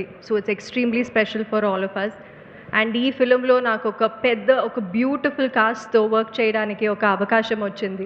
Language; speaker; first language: Telugu; non-native, fluent; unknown